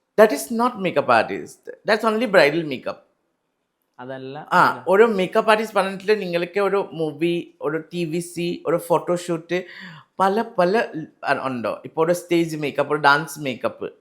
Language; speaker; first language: Malayalam; non-native, learner; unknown